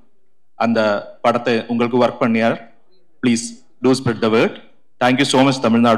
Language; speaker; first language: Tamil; non-native, learner; Malayalam